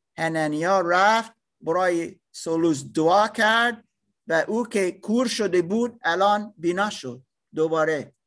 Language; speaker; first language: Persian; non-native, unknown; German